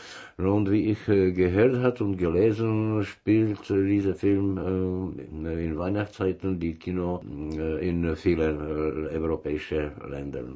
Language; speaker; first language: German; non-native, learner; Czech